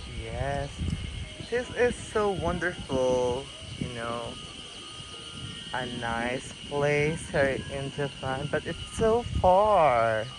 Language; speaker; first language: English; non-native, local second language; Filipino